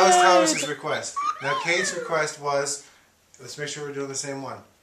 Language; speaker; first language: English; native; English